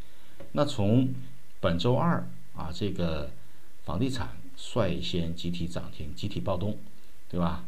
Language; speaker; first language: Chinese; native; Chinese